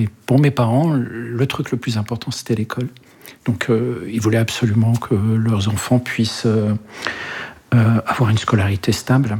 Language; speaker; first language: French; early bilingual, other home language; Arabic